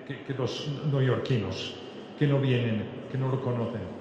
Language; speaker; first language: Spanish; non-native, fluent; French